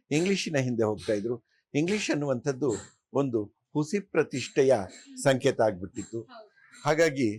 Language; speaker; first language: Kannada; native; Kannada